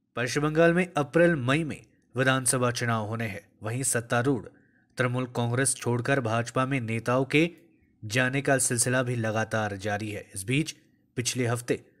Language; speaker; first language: Hindi; native; Hindi